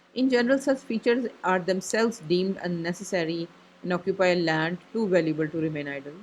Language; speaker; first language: English; non-native, local second language; Urdu